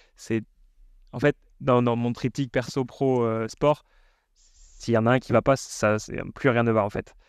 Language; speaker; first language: French; native; French